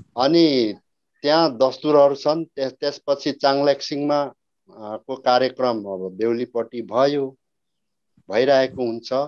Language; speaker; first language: Nepali; non-native, local second language; Limbu